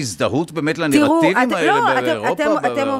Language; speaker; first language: Hebrew; native; Hebrew